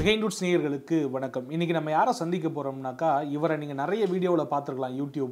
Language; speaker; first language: Tamil; native; Tamil